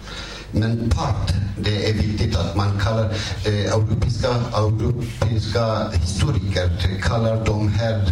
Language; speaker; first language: Swedish; non-native, fluent; Kurdish